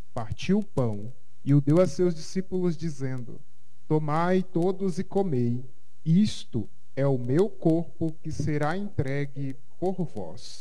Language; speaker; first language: Portuguese; native; Portuguese